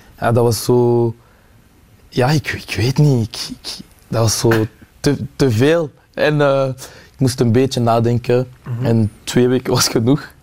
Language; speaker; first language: Dutch; non-native, local second language; French